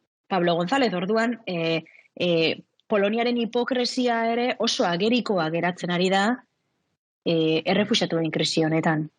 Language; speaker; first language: Basque; native; Basque